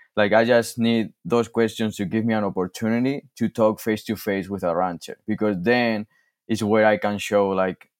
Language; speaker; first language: English; non-native, fluent; Spanish